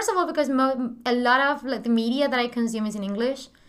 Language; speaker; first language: English; non-native, fluent; Spanish